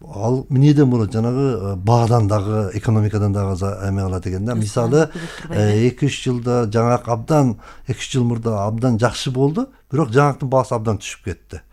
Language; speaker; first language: Kyrgyz; native; Kyrgyz